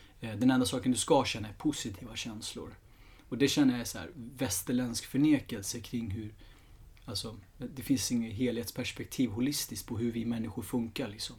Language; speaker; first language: Swedish; early bilingual, other home language; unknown